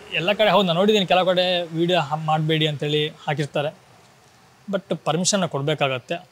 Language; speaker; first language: Kannada; non-native, local second language; Tulu